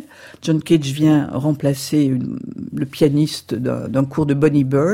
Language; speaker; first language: French; native; French